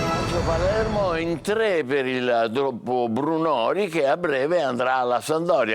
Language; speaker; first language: Italian; native; Italian